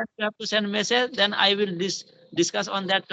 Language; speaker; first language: English; non-native, learner; Hindi